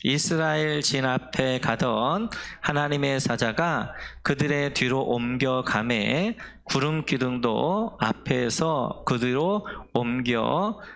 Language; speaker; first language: Korean; native; Korean